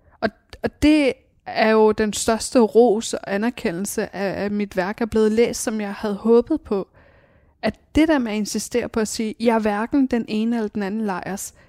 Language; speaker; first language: Danish; early bilingual, other home language; Persian